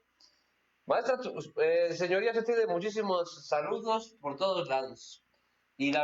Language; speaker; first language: Spanish; native; Spanish